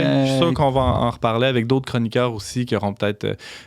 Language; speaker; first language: French; native; French